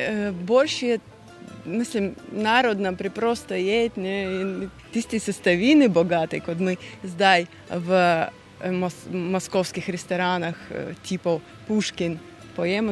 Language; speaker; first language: Slovenian; non-native, fluent; Russian